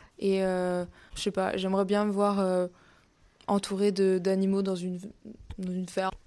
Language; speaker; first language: French; native; French